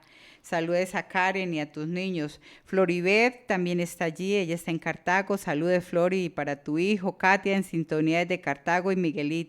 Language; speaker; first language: Spanish; native; Spanish